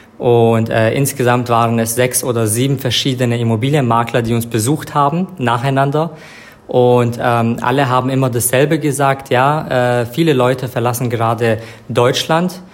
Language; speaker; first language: German; non-native, fluent; Serbian